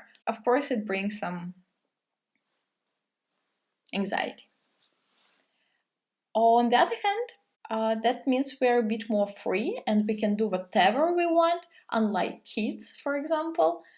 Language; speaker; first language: English; non-native, fluent; Russian